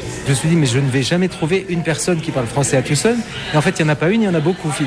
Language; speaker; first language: French; native; French